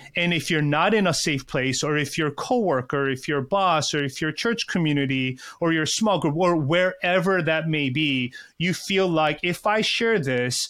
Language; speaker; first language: English; early bilingual, other home language; Korean